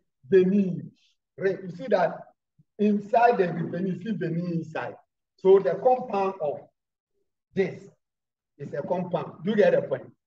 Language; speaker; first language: English; non-native, local second language; Akan